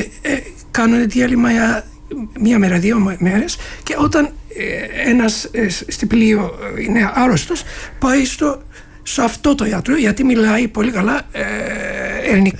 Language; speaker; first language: Greek; non-native, fluent; Turkish